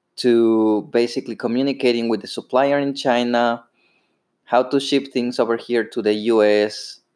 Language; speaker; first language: English; non-native, fluent; Spanish